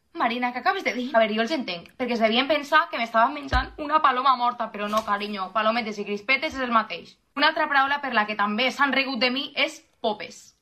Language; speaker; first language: Catalan; native; Catalan